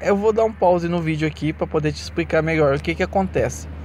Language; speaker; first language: Portuguese; native; Portuguese